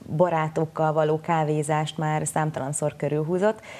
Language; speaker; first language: Hungarian; native; Hungarian